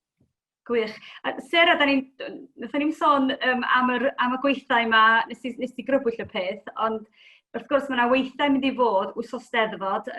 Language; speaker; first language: Welsh; native; Welsh